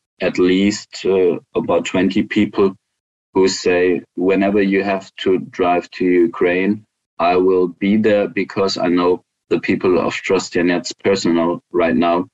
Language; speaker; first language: English; non-native, fluent; German